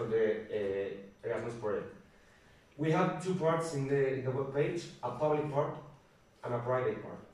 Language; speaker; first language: English; non-native, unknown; Spanish